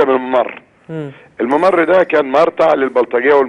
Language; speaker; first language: Arabic; native; Arabic